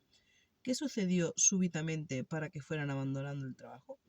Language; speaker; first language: Spanish; native; Spanish